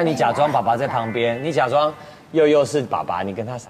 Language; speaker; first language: Chinese; native; Chinese